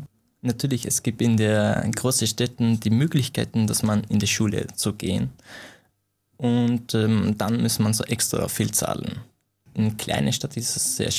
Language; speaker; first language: German; non-native, fluent; Persian